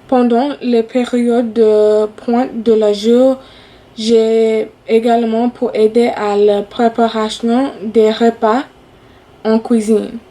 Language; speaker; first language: French; non-native, fluent; English